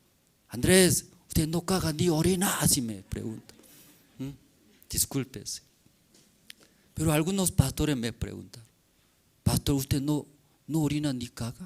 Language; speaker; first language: Spanish; non-native, learner; Korean